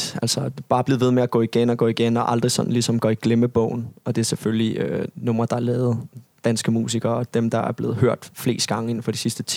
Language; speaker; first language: Danish; native; Danish